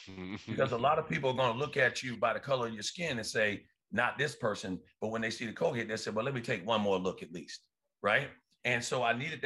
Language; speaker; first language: English; native; English